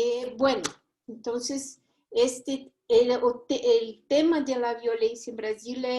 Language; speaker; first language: Spanish; non-native, fluent; Portuguese